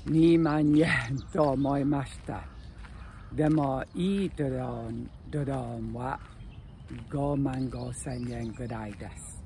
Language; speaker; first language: Japanese; non-native, learner; English